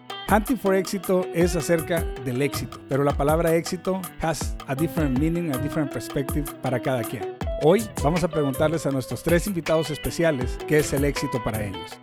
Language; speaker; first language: Spanish; native; Spanish